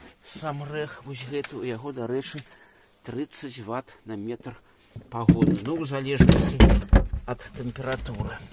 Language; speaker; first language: Belarusian; native; Belarusian